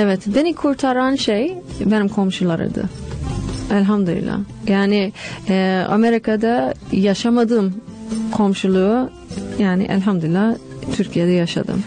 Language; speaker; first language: Turkish; non-native, fluent; English